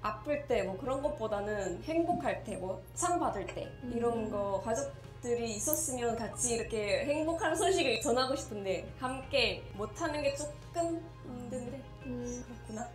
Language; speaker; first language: Korean; non-native, fluent; Indonesian